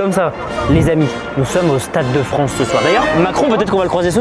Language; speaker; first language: French; native; French